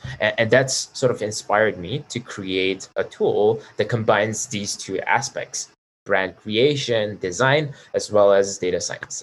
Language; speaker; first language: English; non-native, local second language; Chinese